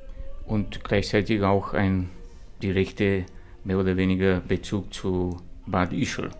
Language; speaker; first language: German; non-native, fluent; Romanian